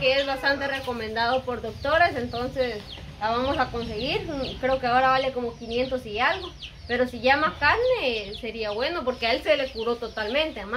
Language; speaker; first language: Spanish; native; Spanish